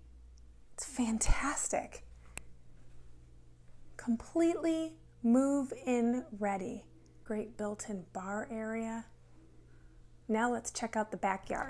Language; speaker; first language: English; native; English